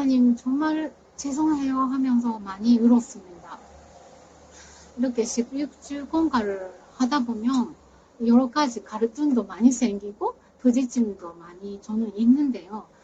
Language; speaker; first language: Korean; non-native, fluent; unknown